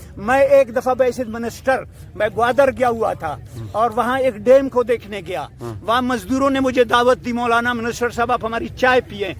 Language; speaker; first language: Urdu; non-native, local second language; Pashto